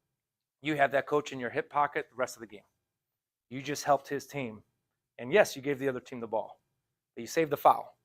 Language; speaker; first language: English; native; English